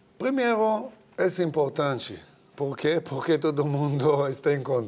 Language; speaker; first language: Portuguese; non-native, learner; Hebrew